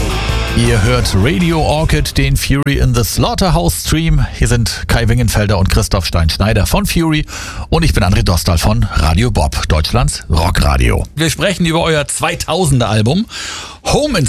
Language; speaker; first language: German; native; German